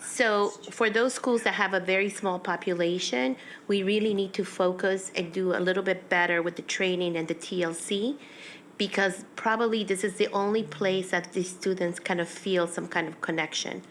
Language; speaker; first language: English; early bilingual, other home language; Spanish